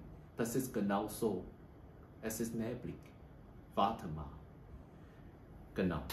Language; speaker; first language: German; non-native, learner; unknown